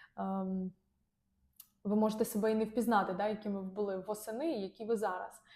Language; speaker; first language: Ukrainian; non-native, local second language; Russian